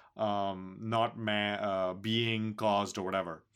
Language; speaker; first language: English; non-native, local second language; Hindi